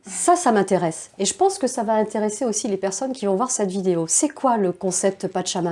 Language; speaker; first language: French; native; French